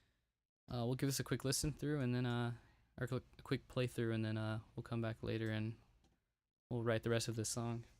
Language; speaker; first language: English; native; English